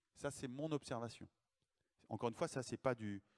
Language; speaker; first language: French; native; French